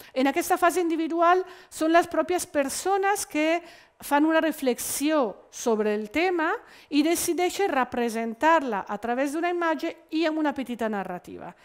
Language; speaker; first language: Catalan; non-native, fluent; Italian